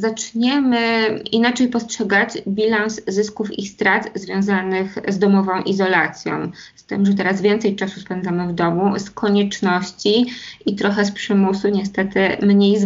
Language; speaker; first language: Polish; native; Polish